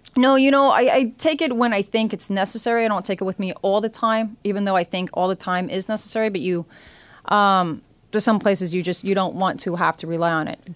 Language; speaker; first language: English; native; English